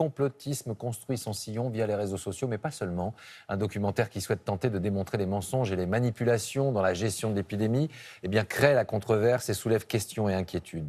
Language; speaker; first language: French; native; French